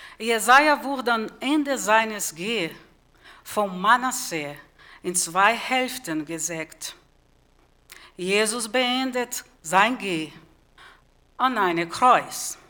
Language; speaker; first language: German; non-native, fluent; Portuguese